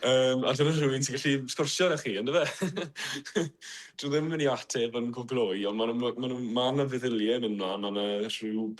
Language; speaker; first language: Welsh; non-native, fluent; English